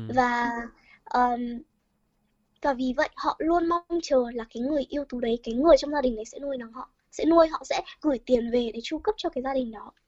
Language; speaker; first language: Vietnamese; early bilingual, heritage; Vietnamese